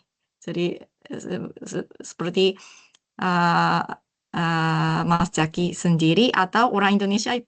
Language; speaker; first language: Indonesian; non-native, learner; Japanese